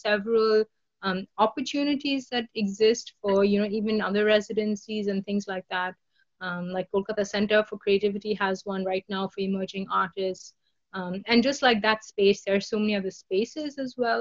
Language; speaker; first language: English; non-native, local second language; Bangla